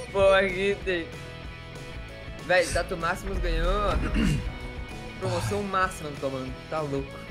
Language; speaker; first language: Portuguese; native; Portuguese